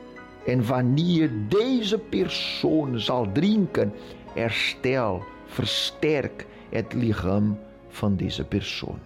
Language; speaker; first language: Dutch; non-native, fluent; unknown